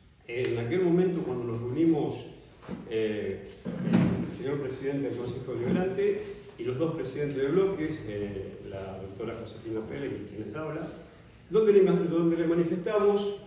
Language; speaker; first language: Spanish; native; Spanish